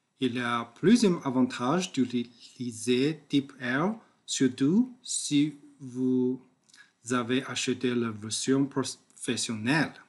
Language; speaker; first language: French; non-native, learner; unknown